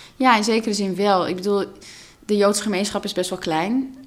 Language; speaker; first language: Dutch; non-native, local second language; Russian